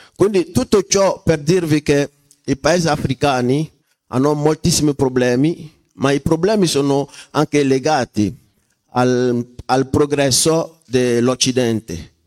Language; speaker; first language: Italian; non-native, fluent; French